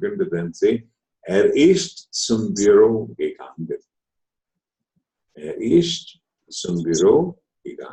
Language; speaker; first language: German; non-native, fluent; Telugu